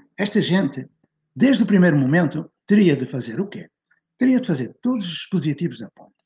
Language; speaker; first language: Portuguese; native; Portuguese